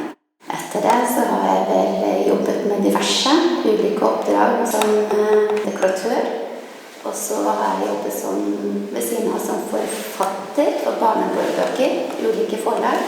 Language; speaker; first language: Norwegian; early bilingual, other home language; Vietnamese